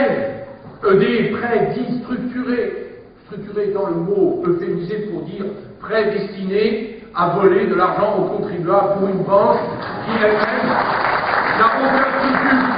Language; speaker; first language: French; native; French